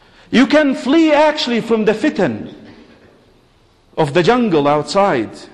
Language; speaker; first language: English; non-native, fluent; Arabic